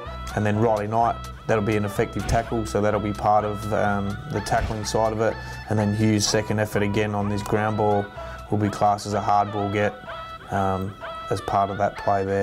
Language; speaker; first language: English; native; English